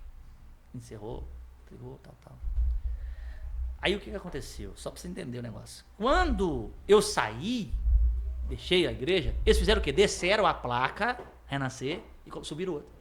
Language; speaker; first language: Portuguese; native; Portuguese